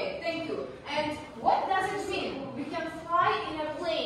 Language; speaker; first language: English; non-native, learner; Kazakh